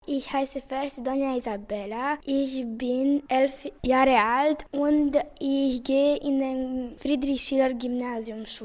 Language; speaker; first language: German; non-native, local second language; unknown